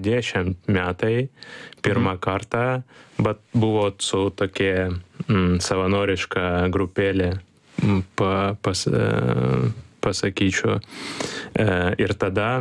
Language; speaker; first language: Lithuanian; non-native, learner; Ukrainian